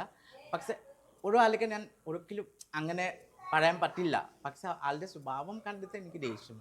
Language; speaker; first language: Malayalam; non-native, local second language; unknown